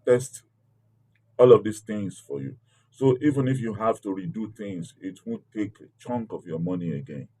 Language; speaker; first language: English; non-native, local second language; Yoruba